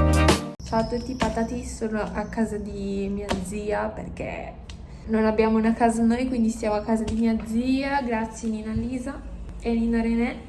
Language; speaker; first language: Italian; early bilingual, other home language; Filipino